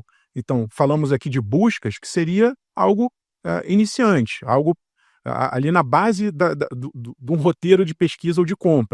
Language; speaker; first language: Portuguese; native; Portuguese